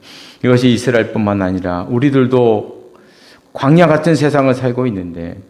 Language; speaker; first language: Korean; native; Korean